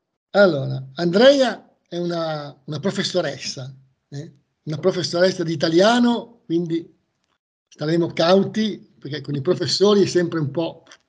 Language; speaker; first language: Italian; native; Italian